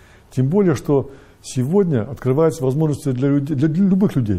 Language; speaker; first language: Russian; native; Russian